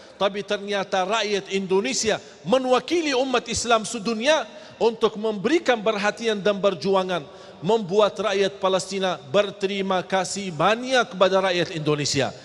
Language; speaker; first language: Malay; non-native, fluent; Arabic